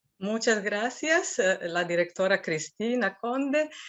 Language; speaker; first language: Spanish; non-native, fluent; Serbian